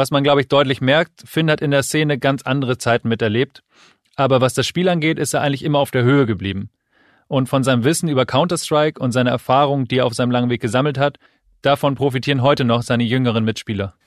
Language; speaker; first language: German; native; German